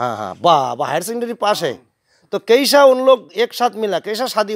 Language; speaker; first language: Hindi; non-native, local second language; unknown